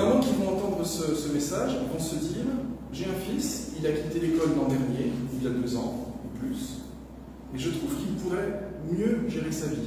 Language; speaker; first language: French; native; French